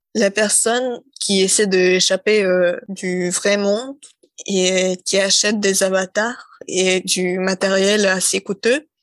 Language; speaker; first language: French; non-native, fluent; Russian